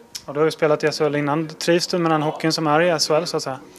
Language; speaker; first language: Swedish; native; Swedish